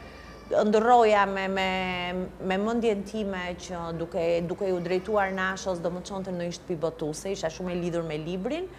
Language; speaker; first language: Albanian; native; Albanian